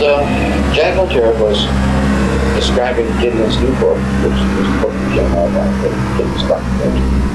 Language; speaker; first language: English; native; English